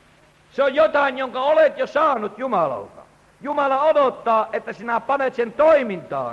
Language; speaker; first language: Finnish; native; Finnish